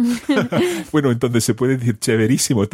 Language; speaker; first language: Spanish; non-native, fluent; English